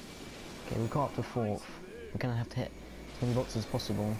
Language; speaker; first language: English; native; English